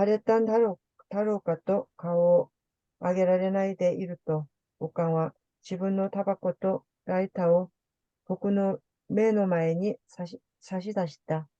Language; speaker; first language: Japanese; non-native, learner; Korean